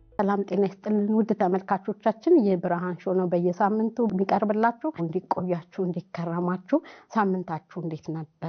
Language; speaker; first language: Amharic; native; Amharic